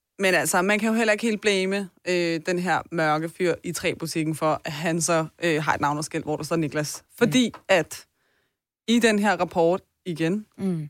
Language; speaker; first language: Danish; early bilingual, other home language; Persian